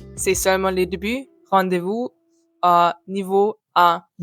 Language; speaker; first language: French; non-native, learner; German